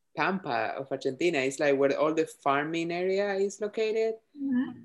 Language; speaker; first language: English; non-native, fluent; Spanish